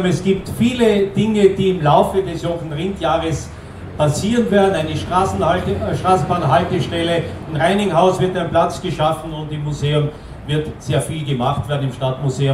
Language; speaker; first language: German; native; German